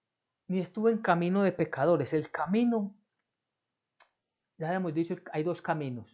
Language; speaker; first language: Spanish; native; Spanish